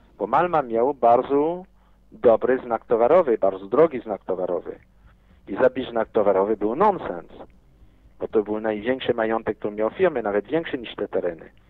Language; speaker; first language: Polish; non-native, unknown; French